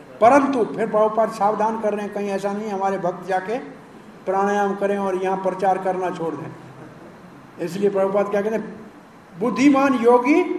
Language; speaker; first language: Hindi; native; Hindi